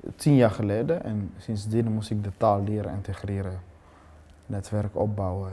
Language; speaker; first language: Dutch; non-native, fluent; Swahili